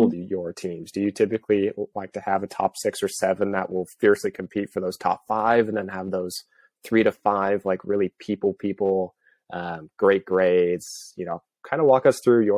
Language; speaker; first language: English; native; English